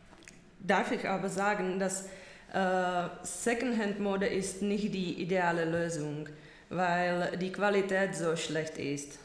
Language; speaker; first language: German; non-native, learner; Czech